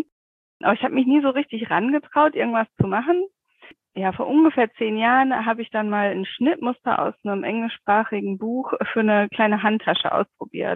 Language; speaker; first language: German; native; German